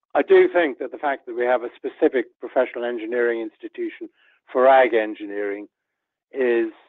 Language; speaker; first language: English; native; English